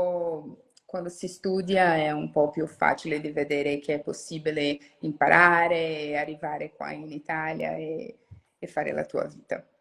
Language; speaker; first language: Italian; non-native, learner; Portuguese